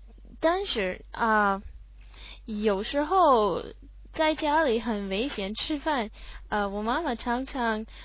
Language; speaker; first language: Chinese; non-native, learner; English